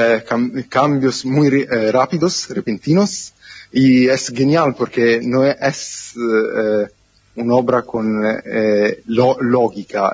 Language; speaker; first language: Spanish; non-native, learner; Italian